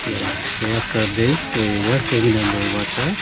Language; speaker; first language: English; non-native, learner; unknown